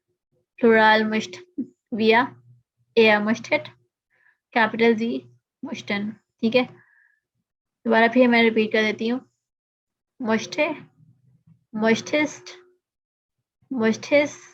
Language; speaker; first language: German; non-native, learner; Urdu